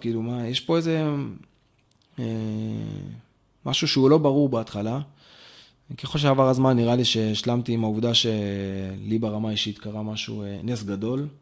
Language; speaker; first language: Hebrew; native; Hebrew